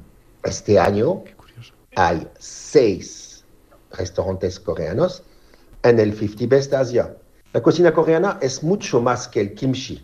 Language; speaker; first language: Spanish; non-native, learner; French